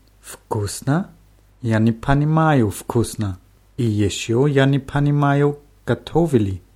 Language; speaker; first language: Russian; non-native, learner; German